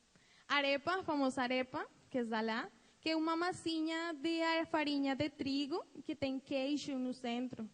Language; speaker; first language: Portuguese; non-native, fluent; Spanish